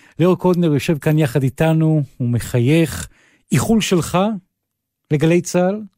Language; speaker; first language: Hebrew; native; Hebrew